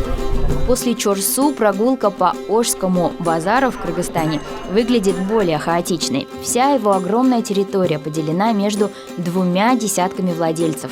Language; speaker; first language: Russian; native; Russian